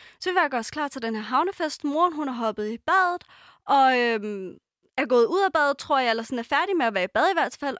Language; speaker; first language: Danish; early bilingual, other home language; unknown